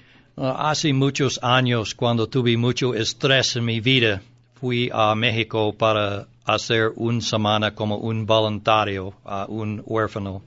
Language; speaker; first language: Spanish; non-native, learner; English